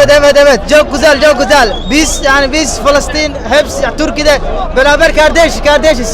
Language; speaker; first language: Turkish; non-native, learner; Arabic